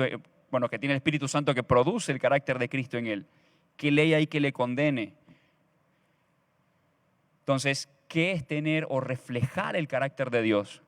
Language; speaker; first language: Spanish; native; Spanish